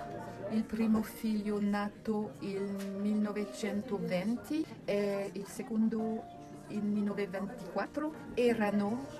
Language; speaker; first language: Italian; non-native, learner; French